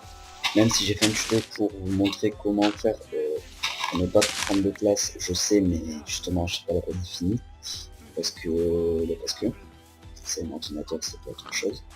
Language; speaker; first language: French; native; French